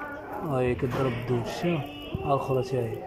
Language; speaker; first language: Arabic; native; Arabic